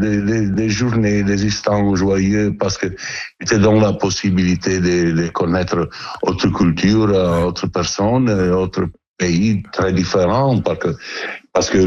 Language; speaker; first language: French; non-native, learner; Italian